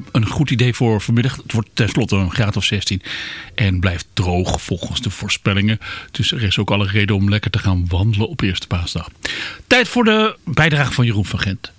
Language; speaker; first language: Dutch; native; Dutch